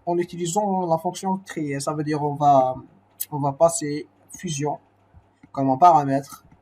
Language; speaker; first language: French; non-native, local second language; Arabic